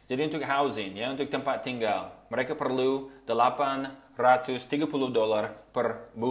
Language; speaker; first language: Indonesian; non-native, fluent; English